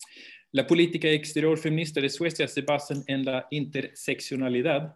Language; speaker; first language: Spanish; non-native, fluent; Swedish